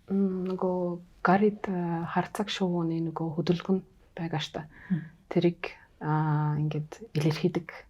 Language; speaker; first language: Mongolian; non-native, fluent; Hungarian